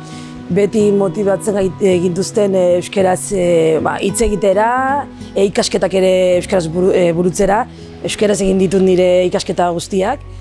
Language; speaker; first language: Basque; non-native, local second language; Arabic